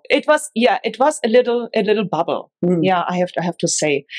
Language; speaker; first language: English; non-native, fluent; German